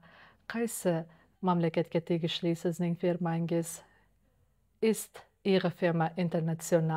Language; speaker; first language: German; non-native, fluent; Uzbek